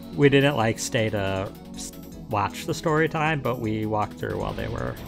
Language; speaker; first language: English; native; English